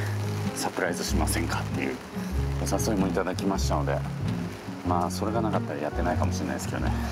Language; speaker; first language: Japanese; native; Japanese